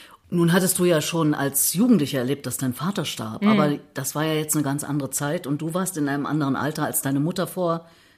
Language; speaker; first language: German; native; German